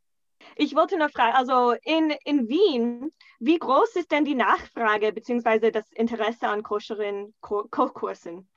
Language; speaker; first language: German; non-native, fluent; English